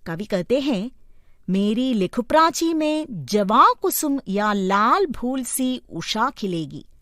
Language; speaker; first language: Hindi; non-native, local second language; Malayalam